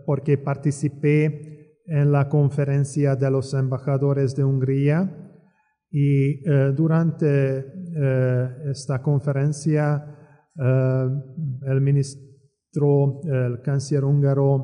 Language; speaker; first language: Spanish; non-native, fluent; Hungarian